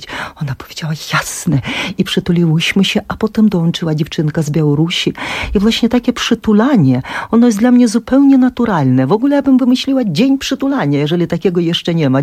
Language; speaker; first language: Polish; non-native, fluent; Russian